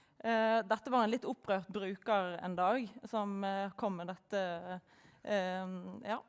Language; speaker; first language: Norwegian; native; Norwegian